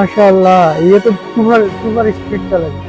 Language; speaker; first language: Hindi; non-native, learner; Bangla